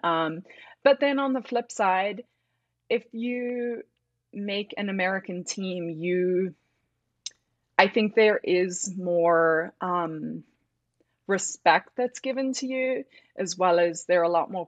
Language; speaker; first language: English; native; English